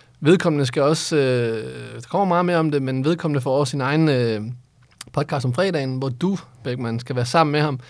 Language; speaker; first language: Danish; native; Danish